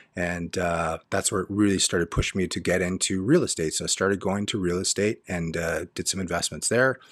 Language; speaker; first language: English; native; English